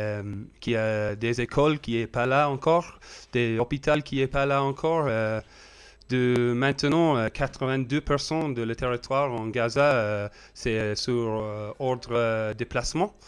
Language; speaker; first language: French; non-native, learner; English